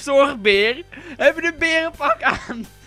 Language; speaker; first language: Dutch; native; Dutch